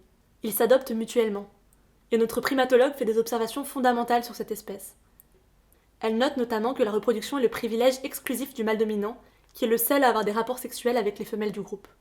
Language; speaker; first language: French; native; French